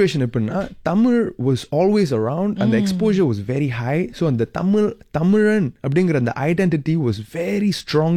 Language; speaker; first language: Tamil; native; Tamil